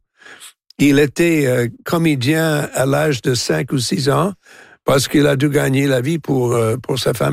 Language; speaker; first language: French; non-native, local second language; English